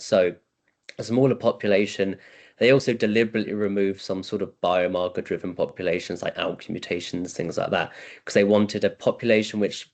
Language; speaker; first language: English; native; English